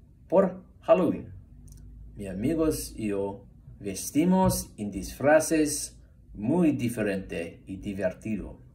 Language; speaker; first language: Spanish; non-native, learner; English